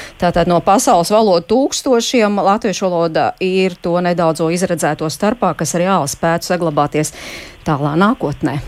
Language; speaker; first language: Latvian; native; Latvian